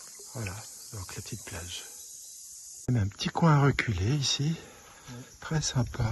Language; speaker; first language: French; native; French